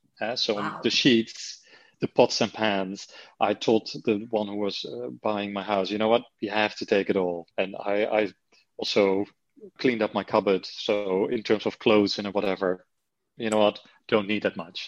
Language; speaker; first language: English; non-native, fluent; Dutch